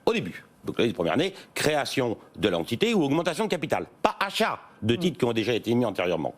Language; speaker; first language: French; native; French